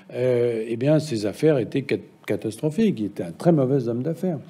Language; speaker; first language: French; native; French